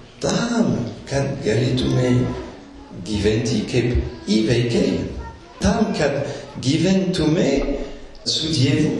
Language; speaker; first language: Lithuanian; non-native, fluent; French